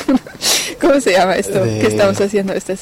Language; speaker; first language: Spanish; non-native, fluent; French